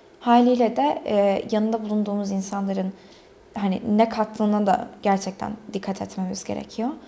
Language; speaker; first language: Turkish; early bilingual, other home language; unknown